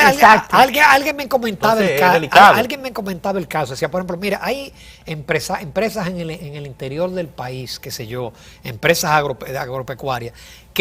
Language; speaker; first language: Spanish; native; Spanish